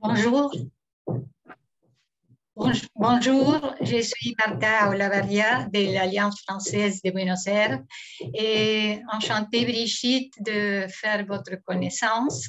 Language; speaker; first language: French; non-native, fluent; Spanish